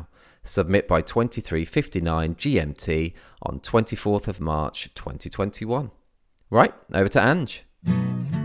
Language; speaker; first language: English; native; English